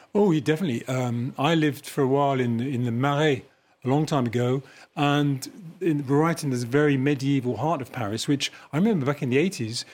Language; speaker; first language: English; native; English